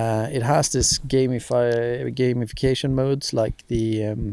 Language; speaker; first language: English; non-native, fluent; Swedish